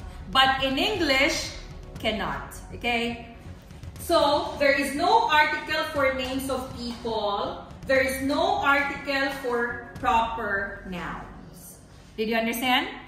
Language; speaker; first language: English; non-native, local second language; Filipino